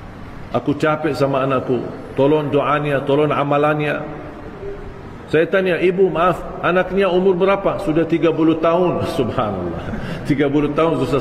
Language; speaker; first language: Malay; non-native, fluent; Arabic